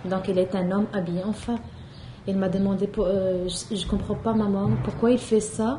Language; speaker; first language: French; non-native, local second language; Arabic